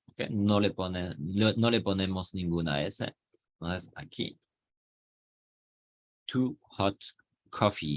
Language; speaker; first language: Spanish; non-native, fluent; French